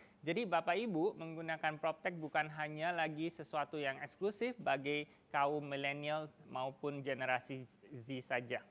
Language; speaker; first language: Indonesian; native; Indonesian